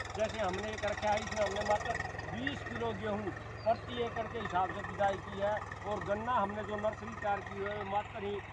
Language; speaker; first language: Hindi; native; Hindi